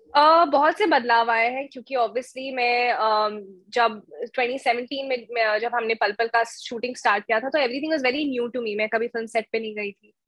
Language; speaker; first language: Hindi; native; Hindi